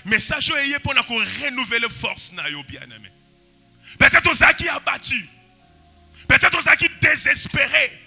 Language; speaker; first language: French; non-native, local second language; Lingala